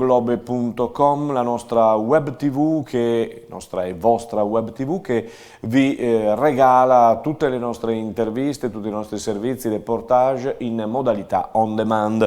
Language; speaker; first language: Italian; native; Italian